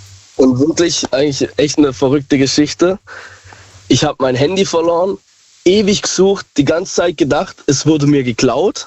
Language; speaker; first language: German; native; German